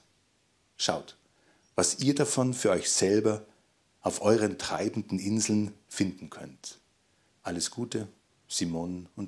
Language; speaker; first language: German; native; German